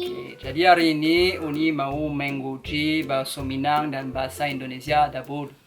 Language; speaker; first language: Indonesian; non-native, learner; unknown